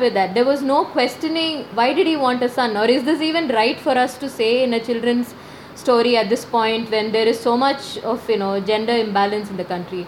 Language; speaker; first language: English; non-native, local second language; Malayalam